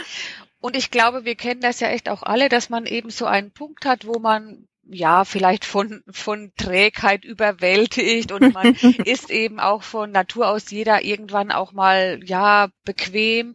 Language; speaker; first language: German; native; German